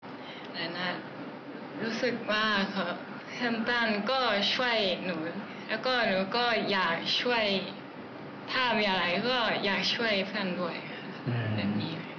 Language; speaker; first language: Thai; non-native, fluent; Japanese